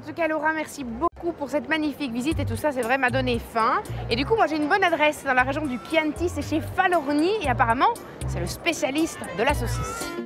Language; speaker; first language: French; native; French